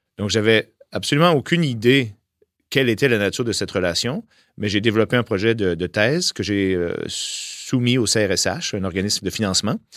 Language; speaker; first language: French; native; French